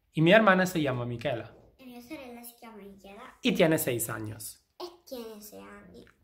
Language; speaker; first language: Spanish; non-native, fluent; Italian